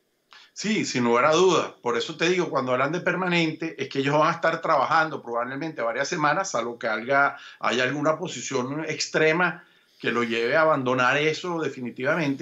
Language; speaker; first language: Spanish; native; Spanish